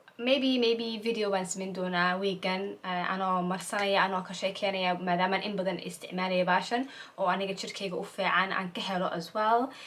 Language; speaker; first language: Somali; early bilingual, heritage; Somali